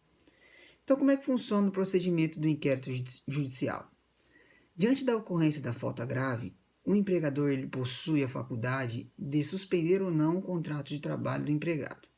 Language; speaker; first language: Portuguese; native; Portuguese